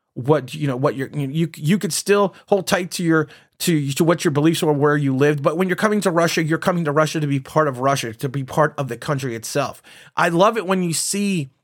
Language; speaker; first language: English; native; English